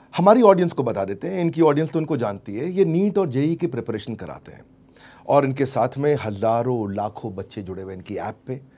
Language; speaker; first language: Hindi; native; Hindi